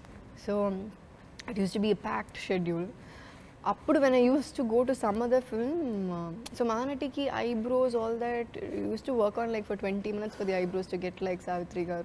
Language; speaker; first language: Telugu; non-native, learner; Malayalam